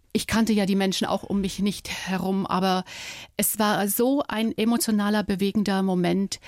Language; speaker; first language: German; native; German